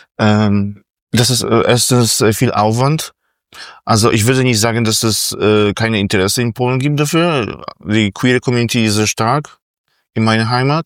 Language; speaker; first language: German; non-native, fluent; Polish